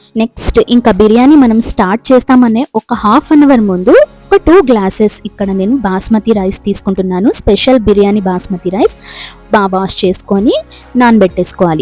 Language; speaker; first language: Telugu; non-native, local second language; Urdu